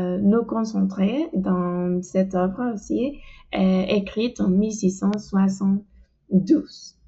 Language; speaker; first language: French; non-native, fluent; Spanish